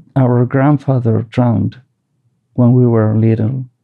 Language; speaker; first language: English; non-native, fluent; Basque